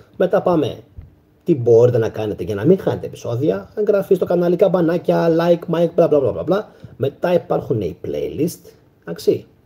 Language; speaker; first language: Greek; native; Greek